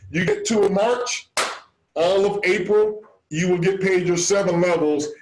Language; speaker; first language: English; native; English